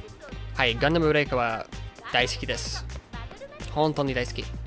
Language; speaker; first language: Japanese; non-native, learner; English